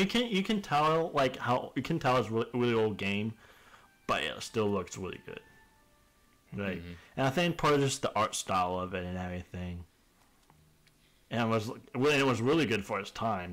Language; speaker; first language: English; native; English